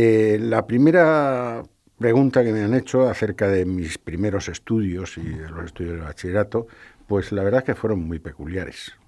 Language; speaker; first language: Spanish; native; Spanish